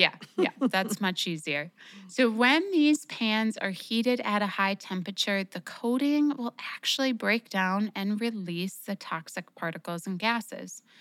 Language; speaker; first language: English; native; English